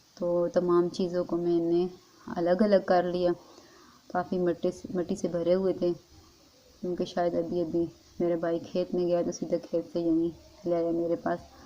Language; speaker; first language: Urdu; non-native, local second language; Northern Hindko